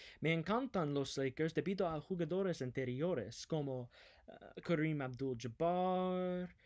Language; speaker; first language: Spanish; non-native, learner; English